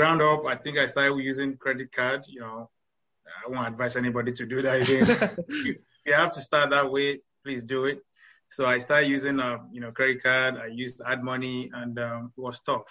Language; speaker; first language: English; non-native, local second language; Yoruba